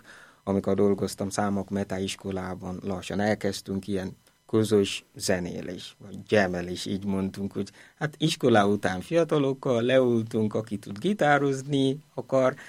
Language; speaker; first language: Hungarian; non-native, fluent; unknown